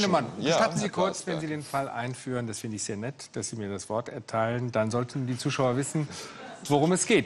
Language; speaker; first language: German; native; German